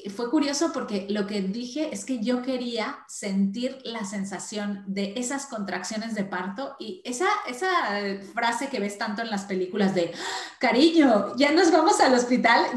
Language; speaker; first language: Spanish; native; Spanish